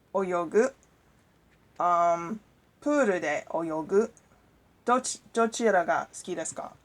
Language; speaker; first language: Japanese; non-native, learner; English